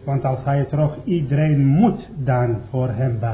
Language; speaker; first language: Dutch; non-native, learner; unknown